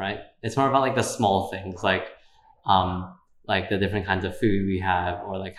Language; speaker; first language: English; native; English